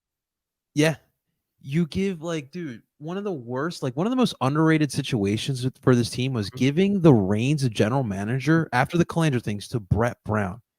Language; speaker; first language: English; native; English